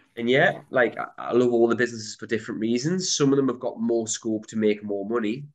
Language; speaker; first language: English; native; English